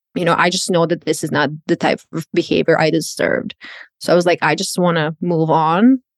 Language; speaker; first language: English; non-native, fluent; Croatian